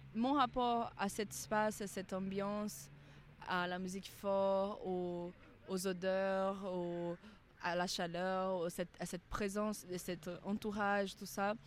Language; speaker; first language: French; non-native, fluent; Portuguese